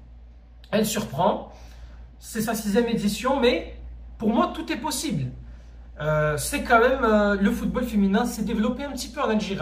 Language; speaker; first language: French; native; French